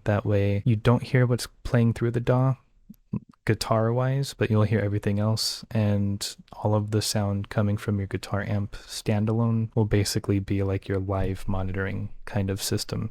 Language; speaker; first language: English; native; English